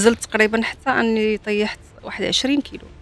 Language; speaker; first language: Arabic; native; Arabic